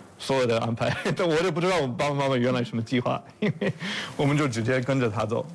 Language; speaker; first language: Chinese; non-native, fluent; English